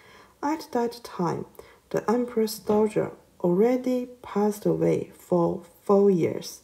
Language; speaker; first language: English; non-native, learner; Chinese